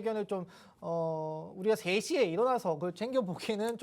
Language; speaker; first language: Korean; native; Korean